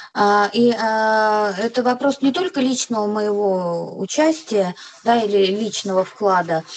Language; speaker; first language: Russian; native; Russian